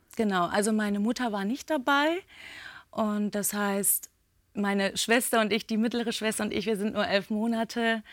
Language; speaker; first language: German; early bilingual, other home language; Turkish